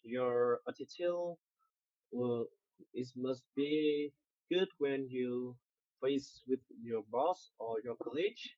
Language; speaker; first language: English; non-native, learner; Vietnamese